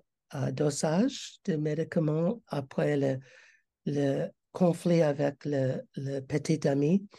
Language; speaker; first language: French; non-native, learner; English